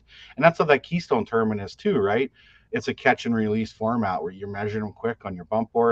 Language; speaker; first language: English; native; English